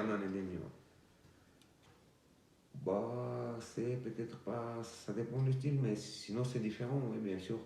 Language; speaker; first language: French; non-native, fluent; Georgian